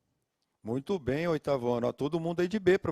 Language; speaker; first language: Portuguese; native; Portuguese